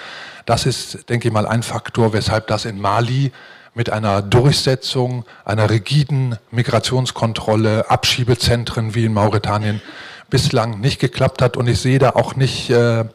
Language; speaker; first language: German; native; German